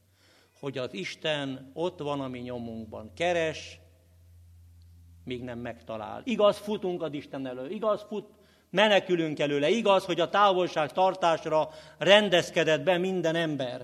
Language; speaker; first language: Hungarian; native; Hungarian